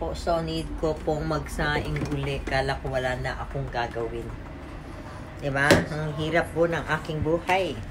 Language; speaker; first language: Filipino; native; Filipino